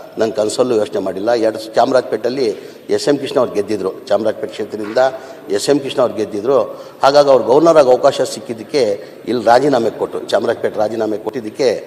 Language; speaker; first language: Kannada; non-native, local second language; Urdu